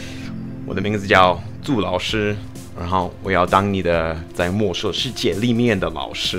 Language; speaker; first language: Chinese; non-native, fluent; English